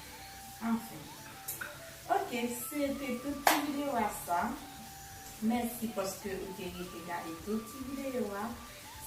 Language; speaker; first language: French; non-native, learner; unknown